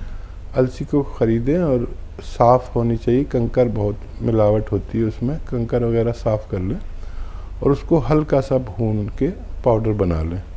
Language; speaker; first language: Hindi; native; Hindi